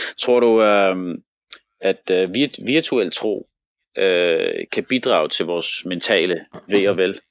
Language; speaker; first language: Danish; early bilingual, other home language; Arabic